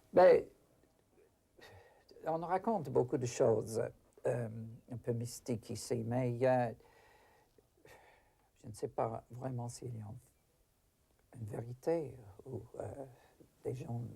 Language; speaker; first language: French; non-native, fluent; English